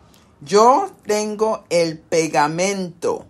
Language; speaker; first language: Spanish; non-native, fluent; English